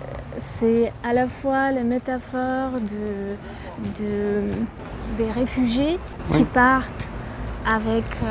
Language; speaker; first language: French; non-native, fluent; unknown